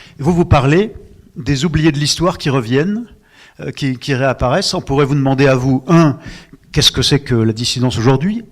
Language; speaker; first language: French; native; French